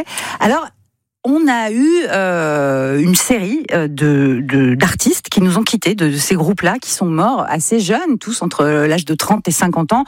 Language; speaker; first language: French; native; French